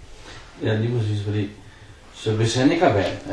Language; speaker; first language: Danish; non-native, fluent; Arabic